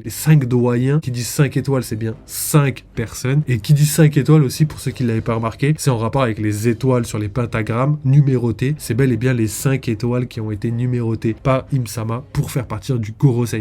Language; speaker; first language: French; native; French